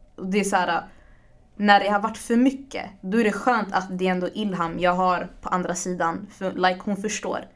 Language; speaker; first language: Swedish; early bilingual, other home language; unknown